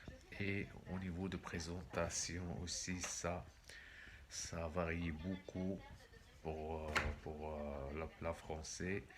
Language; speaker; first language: French; non-native, local second language; Arabic